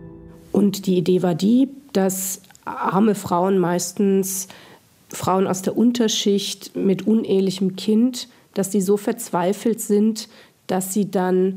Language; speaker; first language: German; native; German